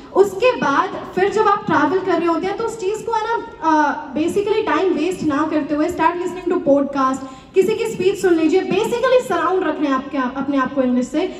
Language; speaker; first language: Hindi; native; Hindi